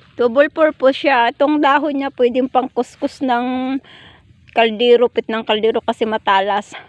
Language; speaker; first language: Filipino; non-native, local second language; Cebuano